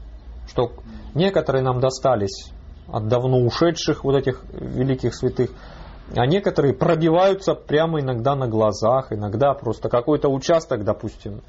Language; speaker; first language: Russian; native; Russian